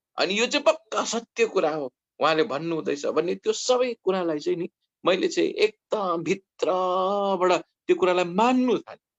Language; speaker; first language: Nepali; native; Nepali